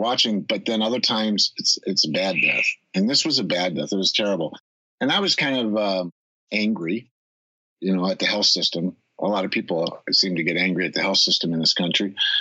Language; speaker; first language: English; native; English